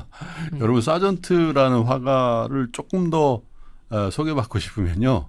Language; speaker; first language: Korean; native; Korean